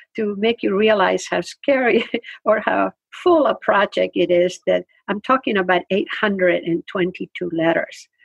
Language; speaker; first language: English; non-native, fluent; Spanish